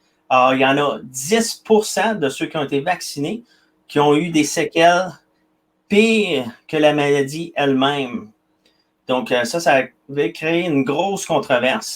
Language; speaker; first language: French; native; French